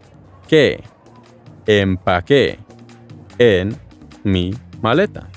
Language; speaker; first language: Spanish; non-native, learner; English